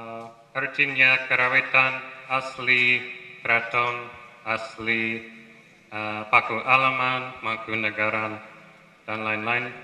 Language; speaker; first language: Indonesian; non-native, fluent; English